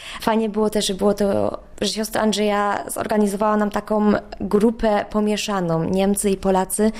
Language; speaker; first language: Polish; early bilingual, heritage; Polish